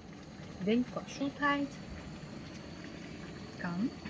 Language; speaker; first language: Dutch; non-native, learner; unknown